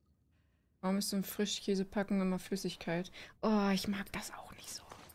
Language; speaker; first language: German; native; German